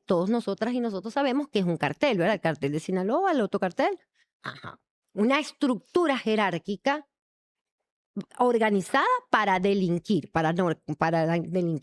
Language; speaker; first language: Spanish; native; Spanish